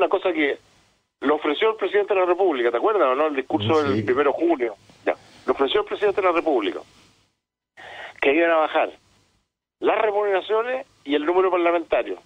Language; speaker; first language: Spanish; native; Spanish